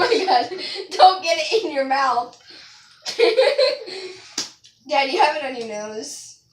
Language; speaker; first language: English; native; English